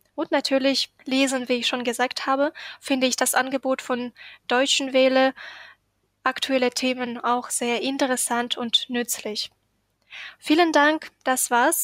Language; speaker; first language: German; non-native, fluent; Ukrainian